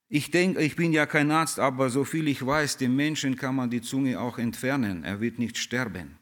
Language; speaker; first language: German; early bilingual, heritage; German